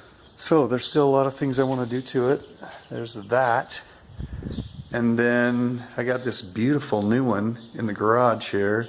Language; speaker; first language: English; native; English